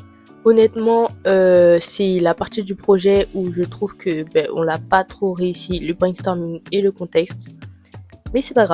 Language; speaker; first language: French; native; French